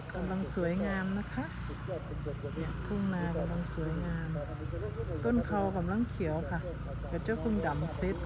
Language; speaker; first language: Thai; native; Thai